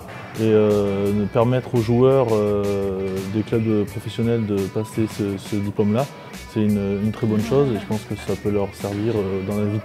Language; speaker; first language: French; native; French